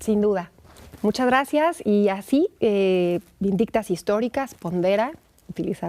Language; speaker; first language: Spanish; native; Spanish